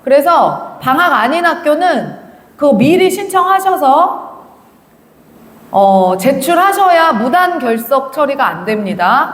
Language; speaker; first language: Korean; native; Korean